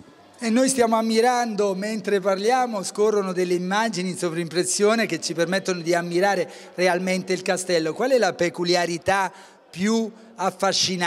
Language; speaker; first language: Italian; native; Italian